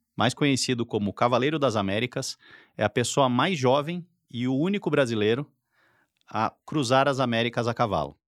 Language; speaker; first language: Portuguese; native; Portuguese